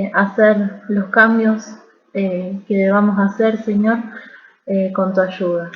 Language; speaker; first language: Spanish; native; Spanish